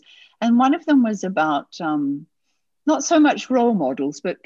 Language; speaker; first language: English; native; English